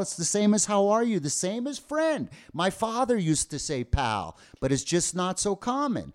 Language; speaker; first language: English; native; English